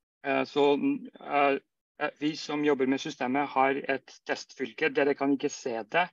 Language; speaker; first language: Norwegian; non-native, fluent; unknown